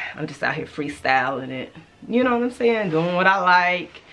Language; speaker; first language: English; native; English